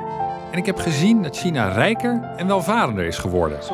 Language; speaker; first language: Dutch; native; Dutch